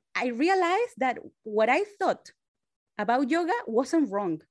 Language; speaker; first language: English; non-native, fluent; Spanish